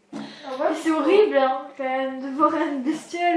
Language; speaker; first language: French; native; French